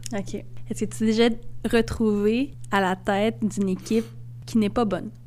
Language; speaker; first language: French; native; French